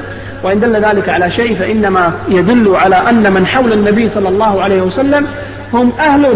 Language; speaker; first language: Arabic; native; Arabic